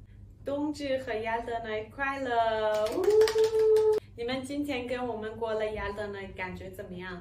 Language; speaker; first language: Chinese; non-native, fluent; Persian